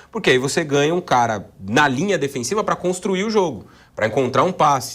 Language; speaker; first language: Portuguese; native; Portuguese